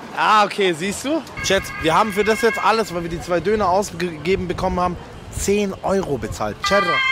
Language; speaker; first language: German; native; German